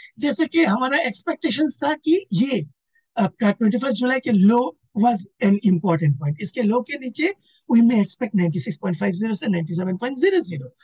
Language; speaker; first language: Hindi; non-native, local second language; Assamese